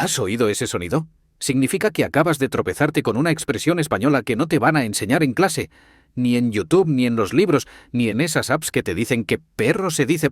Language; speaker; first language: Spanish; native; Spanish